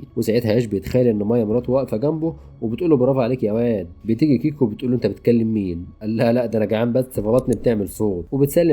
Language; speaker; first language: Arabic; native; Arabic